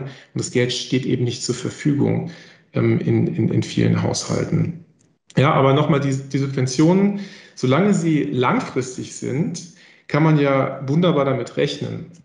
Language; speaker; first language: German; native; German